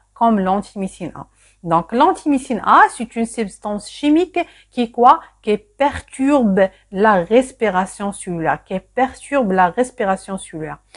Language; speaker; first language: French; non-native, local second language; Arabic